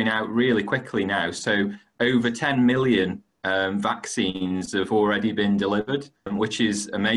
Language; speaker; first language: English; native; English